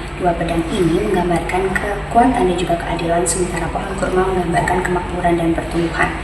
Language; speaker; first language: Indonesian; native; Indonesian